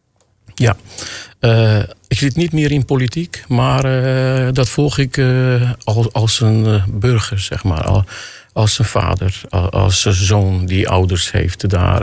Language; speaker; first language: Dutch; non-native, fluent; Armenian